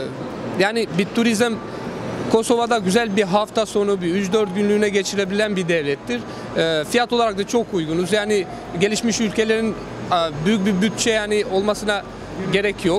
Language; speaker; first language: Turkish; non-native, fluent; Albanian